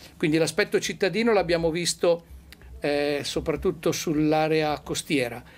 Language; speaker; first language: Italian; native; Italian